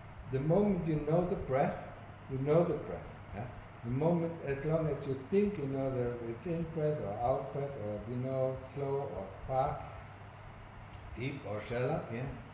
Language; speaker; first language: English; non-native, fluent; German